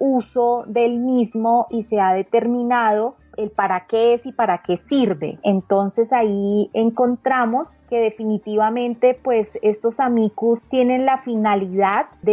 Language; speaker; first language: Spanish; native; Spanish